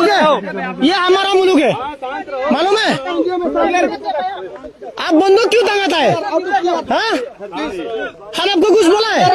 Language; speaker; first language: Hindi; non-native, learner; Bangla